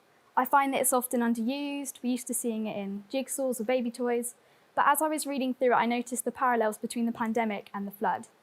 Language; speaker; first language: English; native; English